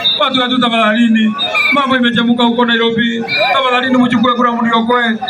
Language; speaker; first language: Swahili; non-native, local second language; Kikuyu